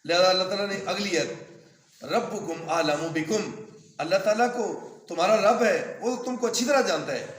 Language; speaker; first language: Urdu; non-native, local second language; Punjabi